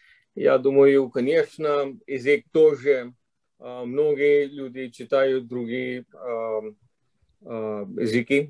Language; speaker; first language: Russian; non-native, fluent; English